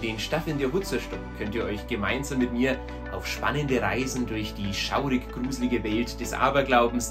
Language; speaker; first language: German; native; German